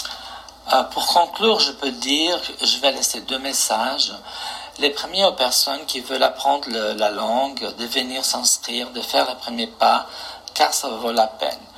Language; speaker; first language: French; non-native, fluent; Portuguese